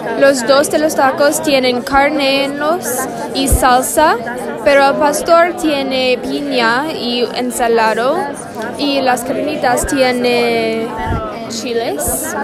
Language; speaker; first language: Spanish; non-native, learner; English